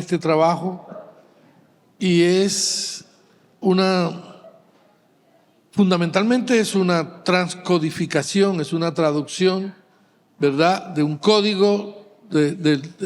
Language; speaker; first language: Spanish; native; Spanish